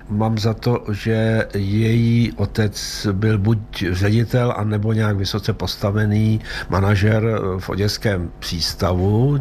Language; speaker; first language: Czech; early bilingual, other home language; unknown